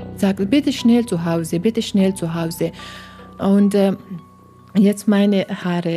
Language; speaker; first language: German; non-native, learner; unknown